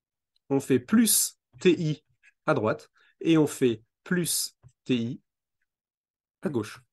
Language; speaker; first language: French; native; French